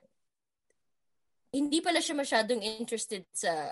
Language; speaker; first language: English; non-native, local second language; Filipino